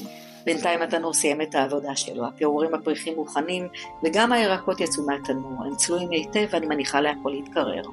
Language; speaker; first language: Hebrew; native; Hebrew